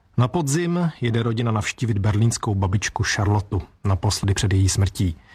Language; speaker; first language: Czech; native; Czech